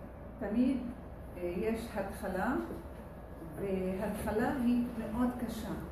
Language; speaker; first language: Hebrew; non-native, local second language; Arabic